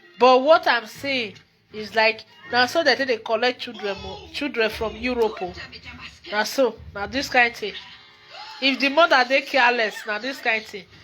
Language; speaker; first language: Nigerian Pidgin; native; Nigerian Pidgin